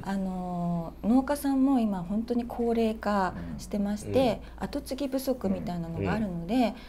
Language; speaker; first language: Japanese; native; Japanese